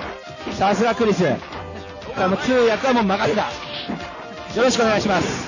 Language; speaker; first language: Japanese; native; Japanese